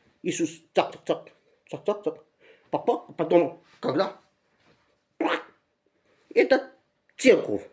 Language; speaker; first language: Russian; non-native, learner; Romanian